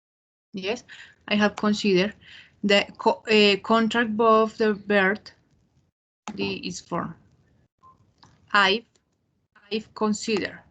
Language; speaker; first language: English; non-native, fluent; Spanish